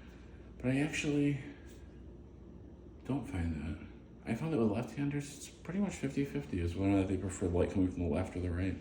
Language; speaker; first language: English; native; English